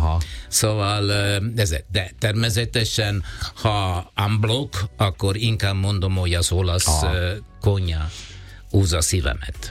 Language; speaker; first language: Hungarian; non-native, fluent; Italian